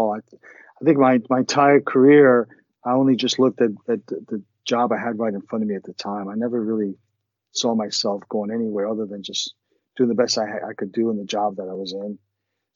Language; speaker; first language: English; early bilingual, other home language; Spanish